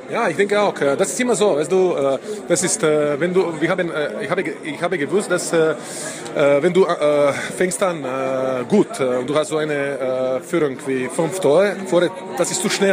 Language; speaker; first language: German; non-native, fluent; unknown